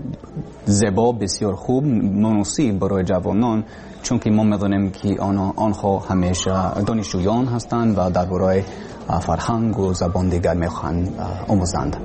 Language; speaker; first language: Persian; non-native, learner; English